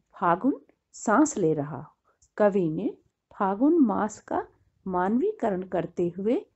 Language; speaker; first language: Hindi; native; Hindi